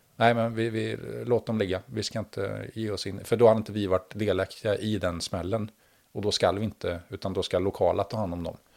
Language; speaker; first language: Swedish; native; Swedish